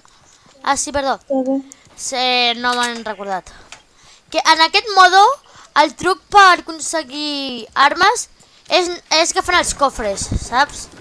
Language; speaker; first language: Catalan; native; Catalan